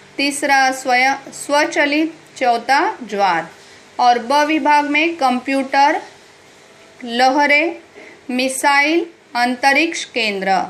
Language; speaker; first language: Hindi; non-native, local second language; Marathi